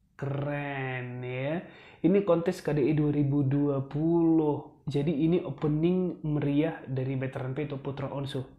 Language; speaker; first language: Indonesian; native; Indonesian